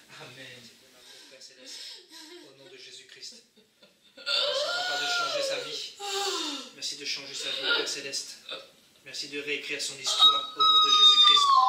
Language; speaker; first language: French; native; French